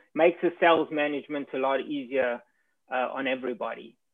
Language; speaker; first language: English; native; English